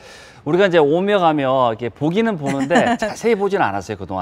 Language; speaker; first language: Korean; native; Korean